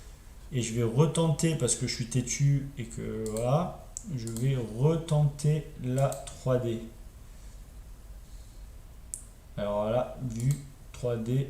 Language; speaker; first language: French; native; French